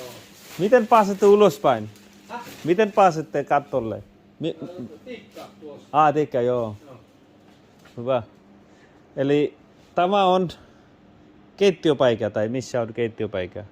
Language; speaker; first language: Finnish; non-native, learner; Bangla